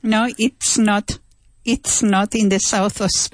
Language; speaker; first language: English; non-native, learner; Spanish